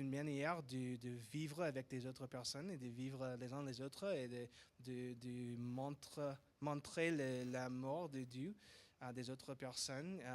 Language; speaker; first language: French; non-native, fluent; English